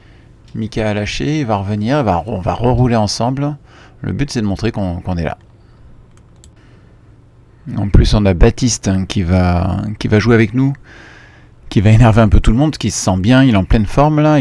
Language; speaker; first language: French; native; French